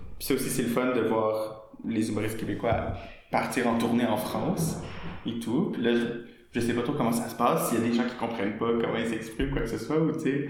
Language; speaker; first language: French; native; French